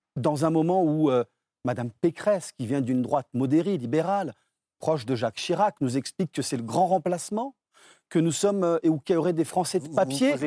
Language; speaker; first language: French; early bilingual, other home language; Portuguese